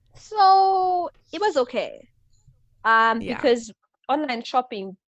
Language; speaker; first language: English; non-native, local second language; Shona